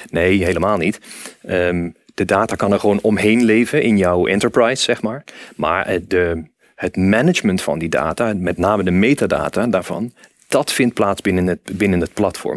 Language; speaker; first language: Dutch; native; Dutch